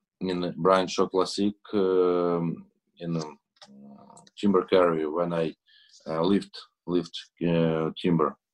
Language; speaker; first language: English; non-native, learner; Russian